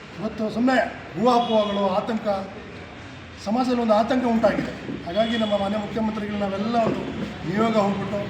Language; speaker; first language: Kannada; non-native, local second language; Lambadi